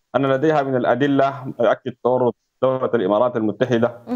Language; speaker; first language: Arabic; native; Arabic